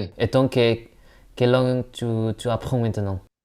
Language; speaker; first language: French; non-native, learner; Indonesian